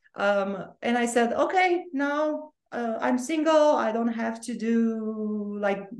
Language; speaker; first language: English; non-native, fluent; Romanian